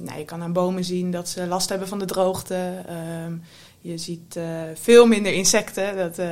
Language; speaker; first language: Dutch; native; Dutch